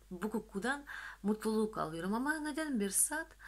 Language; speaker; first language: Turkish; non-native, fluent; Russian